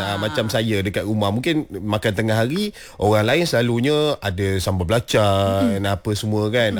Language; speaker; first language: Malay; native; Malay